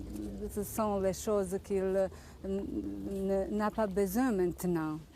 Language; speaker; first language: French; non-native, learner; Bosnian